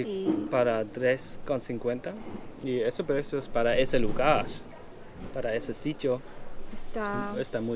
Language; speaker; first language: Spanish; non-native, fluent; German